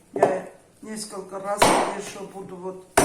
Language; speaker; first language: Russian; non-native, fluent; Armenian